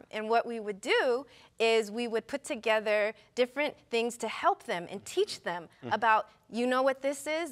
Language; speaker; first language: English; native; English